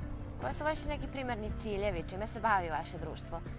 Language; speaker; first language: Serbian; native; Serbian